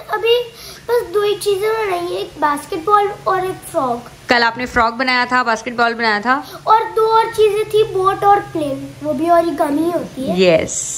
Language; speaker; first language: Hindi; native; Hindi